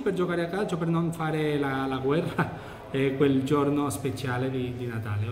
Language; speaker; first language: Italian; non-native, fluent; Catalan